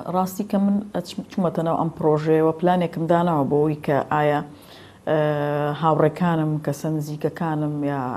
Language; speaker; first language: Central Kurdish; native; Central Kurdish